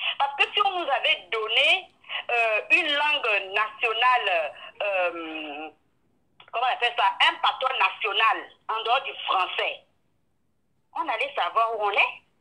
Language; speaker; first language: French; non-native, local second language; Fang